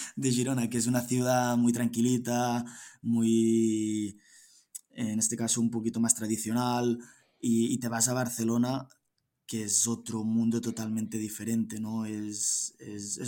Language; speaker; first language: Spanish; native; Spanish